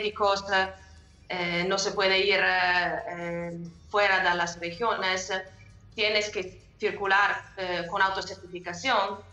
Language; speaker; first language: Spanish; non-native, learner; Italian